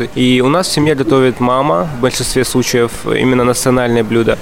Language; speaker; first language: Russian; early bilingual, other home language; Uzbek